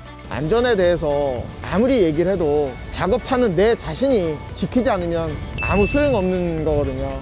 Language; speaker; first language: Korean; native; Korean